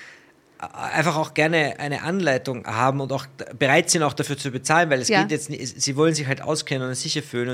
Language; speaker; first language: German; native; German